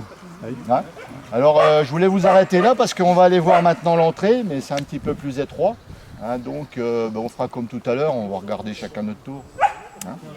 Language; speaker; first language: French; native; French